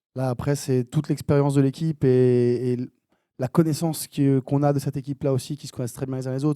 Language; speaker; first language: French; native; French